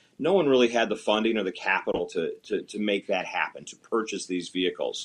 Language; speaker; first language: English; native; English